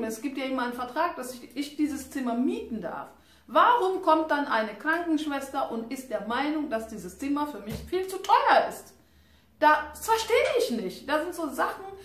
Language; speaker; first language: German; non-native, fluent; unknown